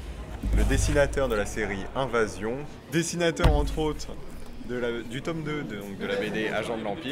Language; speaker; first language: French; native; French